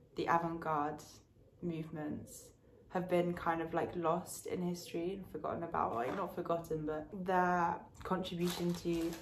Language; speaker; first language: English; early bilingual, other home language; French